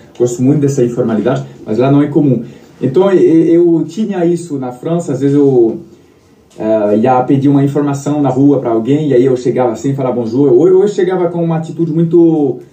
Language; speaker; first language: Portuguese; non-native, fluent; French